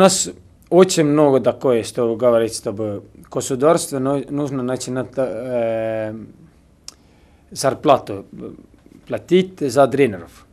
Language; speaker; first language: Russian; non-native, learner; Estonian